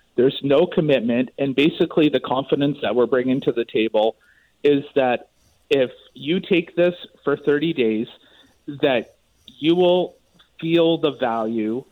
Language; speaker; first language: English; native; English